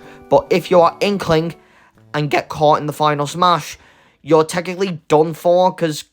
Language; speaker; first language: English; native; English